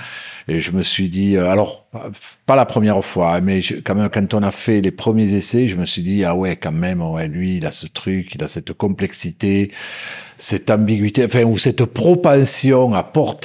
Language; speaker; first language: French; native; French